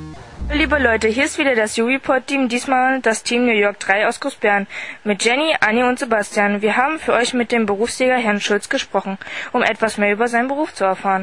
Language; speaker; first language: German; native; German